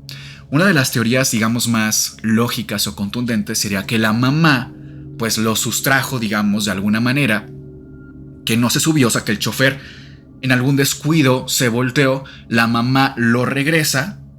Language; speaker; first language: Spanish; native; Spanish